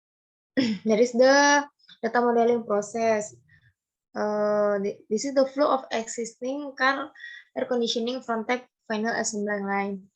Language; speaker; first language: English; non-native, learner; Indonesian